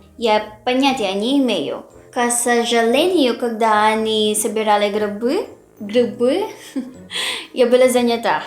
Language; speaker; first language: Russian; non-native, learner; Filipino